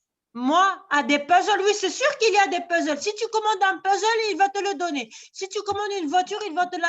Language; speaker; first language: French; non-native, local second language; Arabic